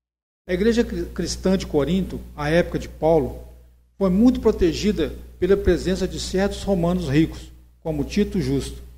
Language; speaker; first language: Portuguese; native; Portuguese